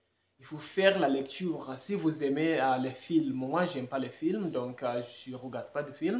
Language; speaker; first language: French; non-native, fluent; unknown